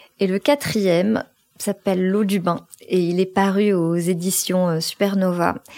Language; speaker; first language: French; non-native, local second language; Arabic